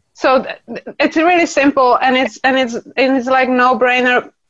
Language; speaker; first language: English; non-native, fluent; Czech